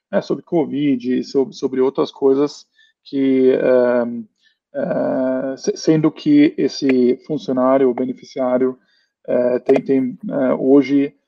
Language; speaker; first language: Portuguese; non-native, fluent; German